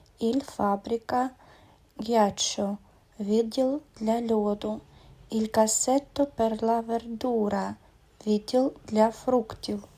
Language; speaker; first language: Italian; non-native, learner; Ukrainian